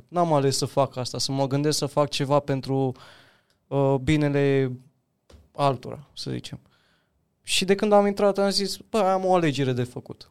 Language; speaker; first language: Romanian; native; Romanian